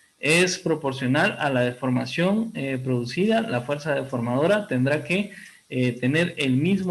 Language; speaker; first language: Spanish; native; Spanish